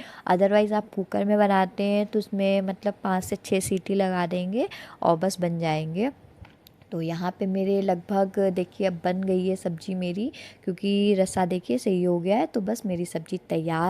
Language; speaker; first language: Hindi; native; Hindi